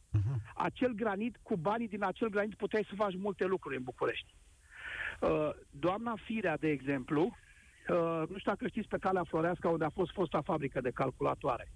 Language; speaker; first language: Romanian; native; Romanian